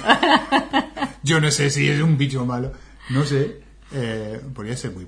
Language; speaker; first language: Spanish; non-native, fluent; English